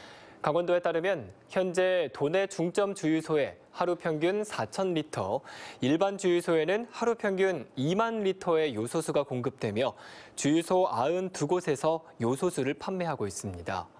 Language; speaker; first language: Korean; native; Korean